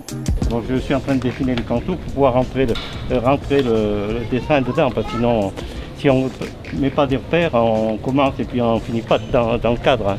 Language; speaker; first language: French; native; French